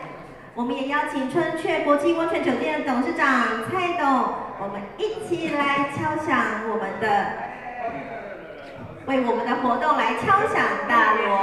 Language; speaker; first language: Chinese; native; Chinese